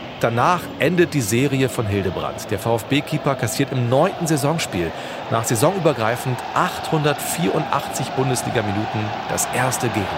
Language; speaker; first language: German; native; German